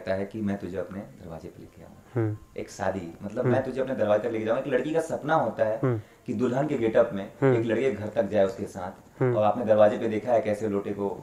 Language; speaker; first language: Hindi; native; Hindi